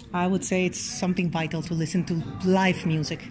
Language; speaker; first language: English; native; English